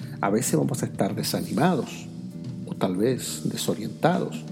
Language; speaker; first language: Spanish; native; Spanish